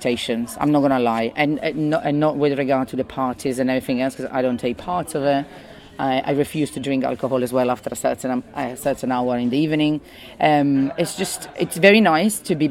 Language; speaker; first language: English; non-native, fluent; Italian